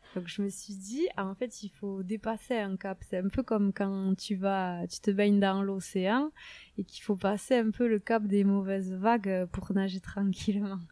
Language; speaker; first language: French; native; French